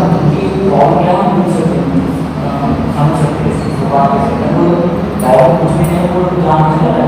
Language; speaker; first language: Hindi; non-native, local second language; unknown